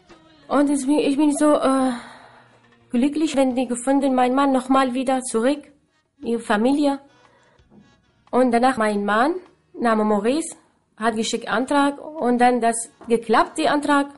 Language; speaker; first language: German; non-native, learner; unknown